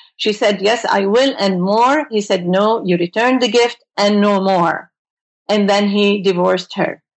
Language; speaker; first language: English; non-native, fluent; Arabic